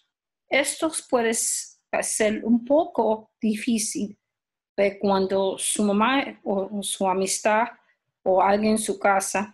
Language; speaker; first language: Spanish; early bilingual, heritage; Spanish